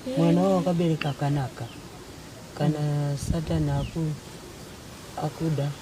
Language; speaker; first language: Shona; native; Shona